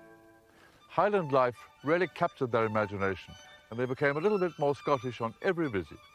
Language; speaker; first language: English; native; English